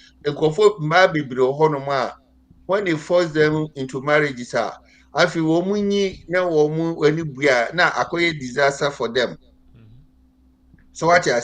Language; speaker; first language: English; non-native, local second language; Akan